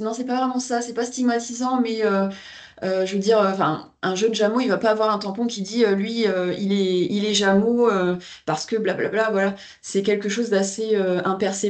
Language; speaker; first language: French; native; French